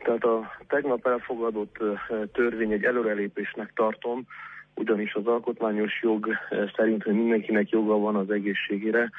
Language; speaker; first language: Hungarian; native; Hungarian